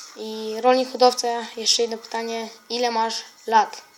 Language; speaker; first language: Polish; native; Polish